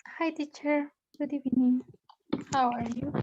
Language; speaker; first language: English; non-native, learner; Spanish